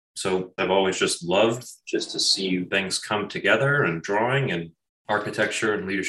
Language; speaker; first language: English; native; English